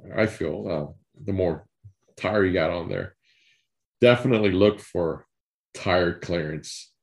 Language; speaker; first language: English; early bilingual, other home language; Spanish